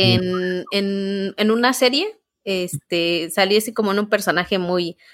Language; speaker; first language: Spanish; native; Spanish